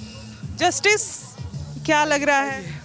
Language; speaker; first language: Hindi; native; Hindi